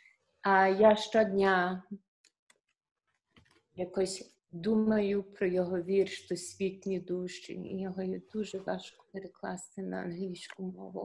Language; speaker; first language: Ukrainian; early bilingual, heritage; Ukrainian